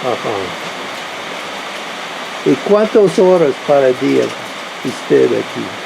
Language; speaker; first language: Spanish; non-native, learner; English